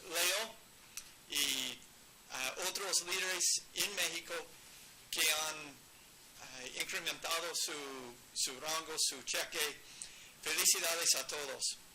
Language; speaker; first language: Spanish; non-native, learner; English